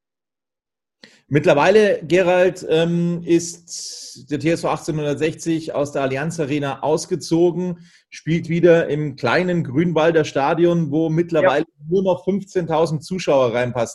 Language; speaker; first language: German; native; German